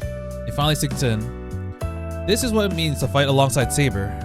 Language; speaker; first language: English; native; English